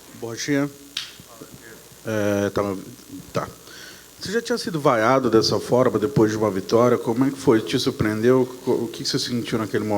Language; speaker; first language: Portuguese; native; Portuguese